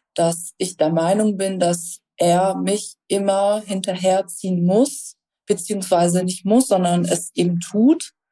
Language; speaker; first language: German; early bilingual, other home language; Russian